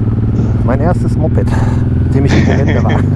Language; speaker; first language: German; native; German